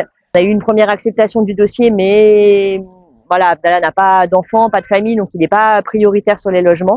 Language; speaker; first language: French; native; French